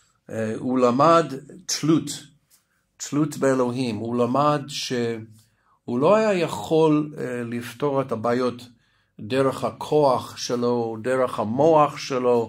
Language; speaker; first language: Hebrew; non-native, fluent; English